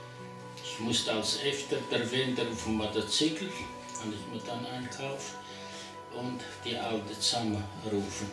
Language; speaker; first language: German; early bilingual, heritage; German